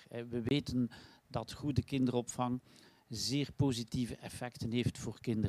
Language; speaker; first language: Dutch; native; Dutch